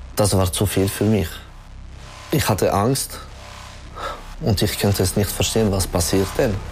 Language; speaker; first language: German; non-native, local second language; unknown